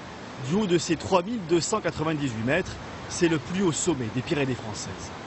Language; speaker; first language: French; native; French